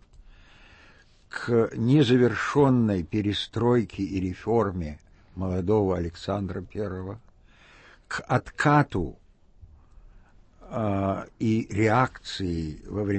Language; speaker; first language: Russian; native; Russian